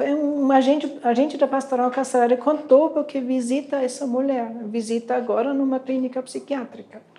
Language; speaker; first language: Portuguese; non-native, fluent; German